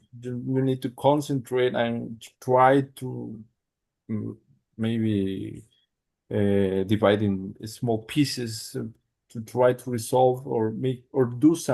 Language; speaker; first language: English; non-native, learner; Spanish